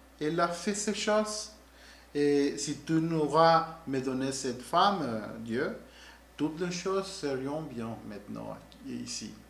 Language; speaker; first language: French; non-native, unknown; Spanish